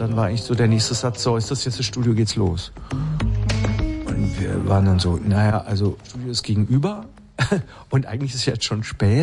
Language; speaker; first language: German; native; German